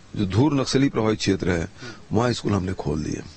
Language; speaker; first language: Hindi; native; Hindi